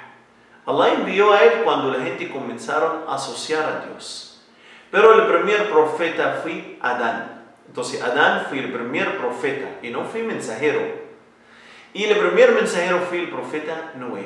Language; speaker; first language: Spanish; non-native, learner; Arabic